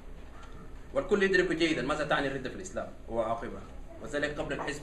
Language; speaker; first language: Arabic; non-native, local second language; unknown